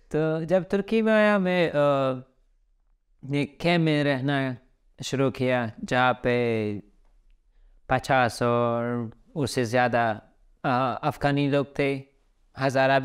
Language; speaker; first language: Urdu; early bilingual, other home language; Pashto